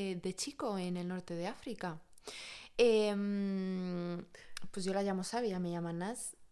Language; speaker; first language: Spanish; native; Spanish